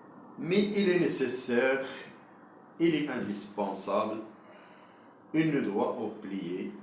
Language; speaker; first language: French; non-native, local second language; Arabic